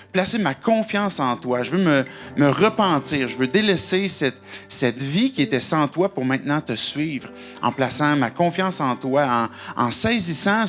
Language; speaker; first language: French; native; French